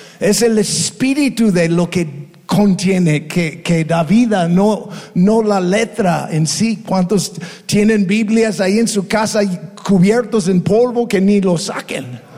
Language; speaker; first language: Spanish; non-native, fluent; English